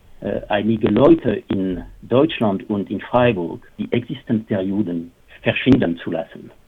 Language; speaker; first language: German; non-native, fluent; French